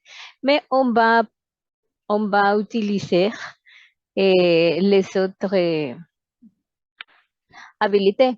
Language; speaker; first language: French; non-native, fluent; Spanish